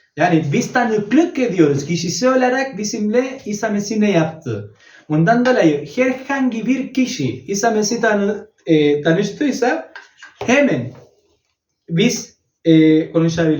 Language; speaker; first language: Turkish; non-native, learner; Spanish